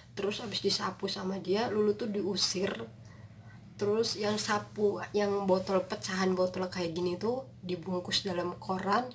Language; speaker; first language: Indonesian; non-native, local second language; Sundanese